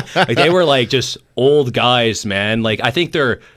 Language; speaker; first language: English; native; English